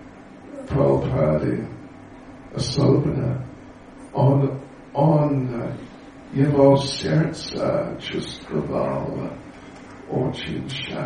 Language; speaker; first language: Russian; non-native, learner; English